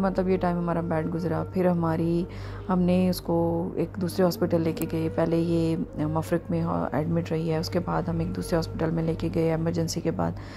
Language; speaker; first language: Urdu; native; Urdu